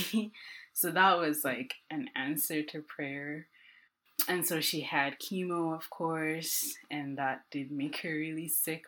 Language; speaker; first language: English; non-native, local second language; Akan